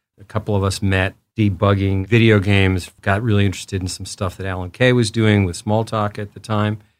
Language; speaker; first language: English; early bilingual, other home language; Spanish